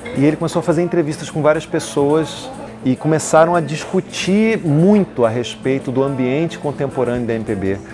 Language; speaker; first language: Portuguese; native; Portuguese